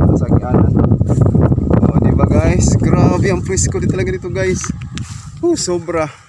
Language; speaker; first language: Filipino; non-native, local second language; Masbatenyo